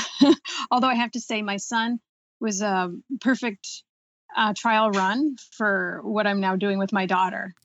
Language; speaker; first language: English; native; English